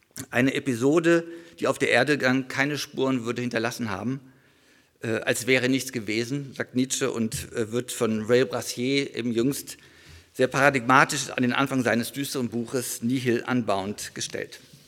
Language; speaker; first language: German; native; German